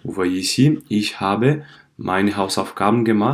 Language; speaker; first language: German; non-native, fluent; French